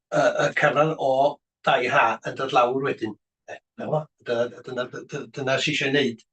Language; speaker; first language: Welsh; native; Welsh